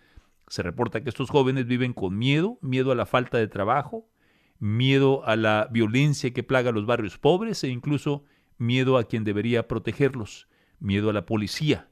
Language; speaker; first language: Spanish; native; Spanish